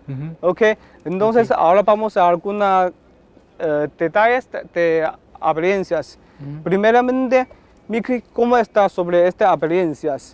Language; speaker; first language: Spanish; non-native, learner; Chinese